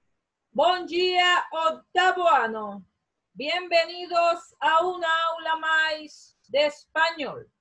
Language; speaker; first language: Spanish; non-native, fluent; Portuguese